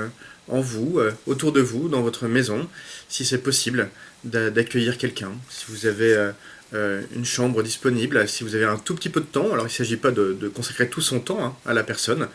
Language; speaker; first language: French; native; French